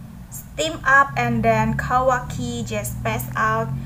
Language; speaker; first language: English; non-native, learner; Indonesian